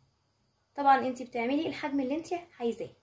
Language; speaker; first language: Arabic; native; Arabic